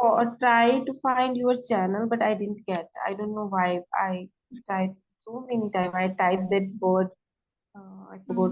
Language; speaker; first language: English; non-native, learner; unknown